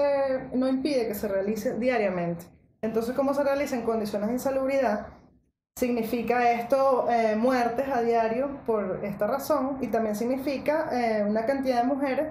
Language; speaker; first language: Spanish; native; Spanish